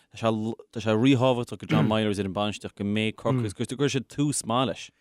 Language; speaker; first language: Irish; non-native, local second language; English